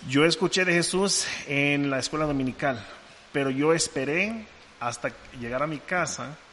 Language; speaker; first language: Spanish; non-native, fluent; English